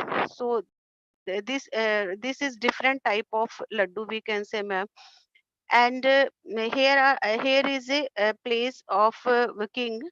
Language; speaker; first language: English; non-native, learner; Hindi